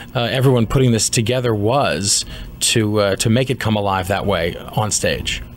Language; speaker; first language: English; native; English